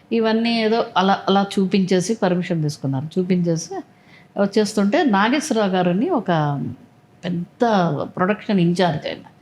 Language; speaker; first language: Telugu; native; Telugu